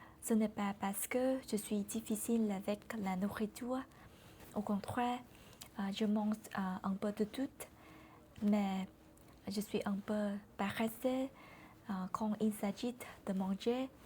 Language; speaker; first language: French; non-native, learner; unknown